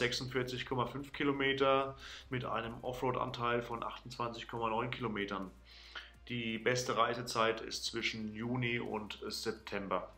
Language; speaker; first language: German; native; German